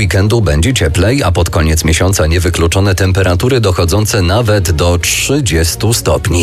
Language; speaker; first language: Polish; native; Polish